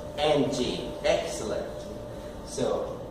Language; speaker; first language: English; non-native, fluent; Spanish